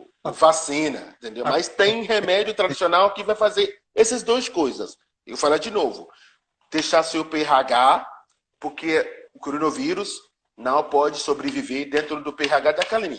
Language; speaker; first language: Portuguese; non-native, learner; Yoruba